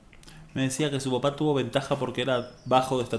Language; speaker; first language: Spanish; native; Spanish